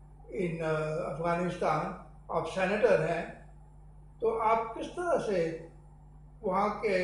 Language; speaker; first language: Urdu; non-native, fluent; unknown